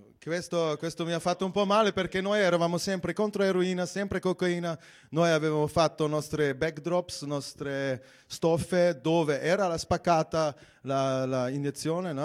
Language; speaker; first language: Italian; non-native, fluent; German